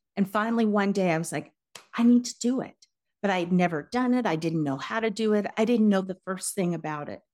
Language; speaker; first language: English; native; English